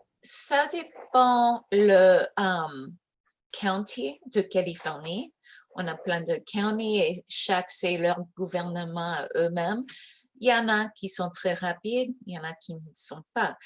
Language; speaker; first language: French; early bilingual, heritage; English